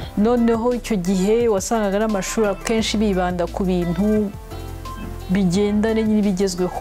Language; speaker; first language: Kinyarwanda; early bilingual, heritage; French